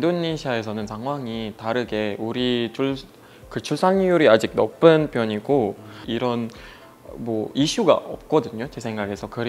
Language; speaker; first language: Korean; non-native, fluent; Indonesian